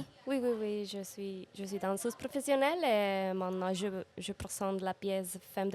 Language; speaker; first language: French; non-native, learner; Spanish